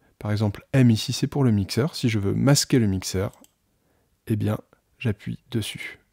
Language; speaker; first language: French; native; French